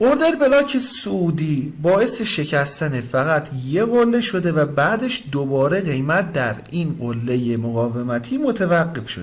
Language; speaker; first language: Persian; native; Persian